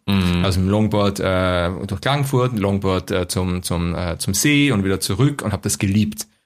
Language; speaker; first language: German; native; German